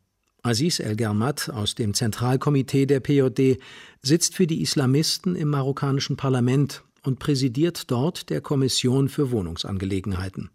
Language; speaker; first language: German; native; German